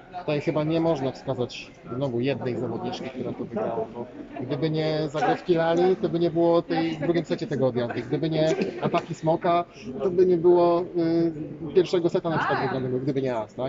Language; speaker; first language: Polish; native; Polish